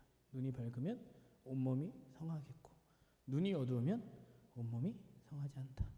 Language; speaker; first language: Korean; native; Korean